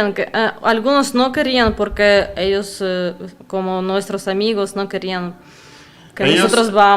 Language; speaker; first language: Spanish; non-native, learner; Russian